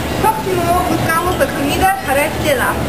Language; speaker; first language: Spanish; non-native, learner; English